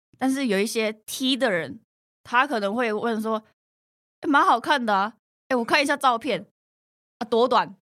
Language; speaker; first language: Chinese; non-native, fluent; Korean